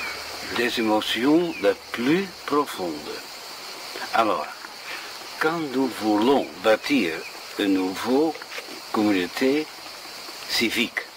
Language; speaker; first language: French; non-native, fluent; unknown